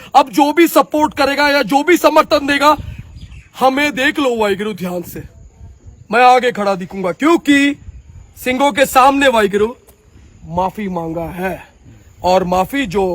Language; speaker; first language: Hindi; native; Hindi